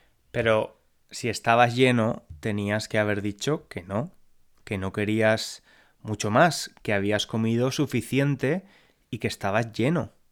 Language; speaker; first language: Spanish; native; Spanish